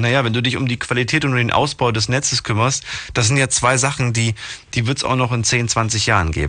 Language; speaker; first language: German; native; German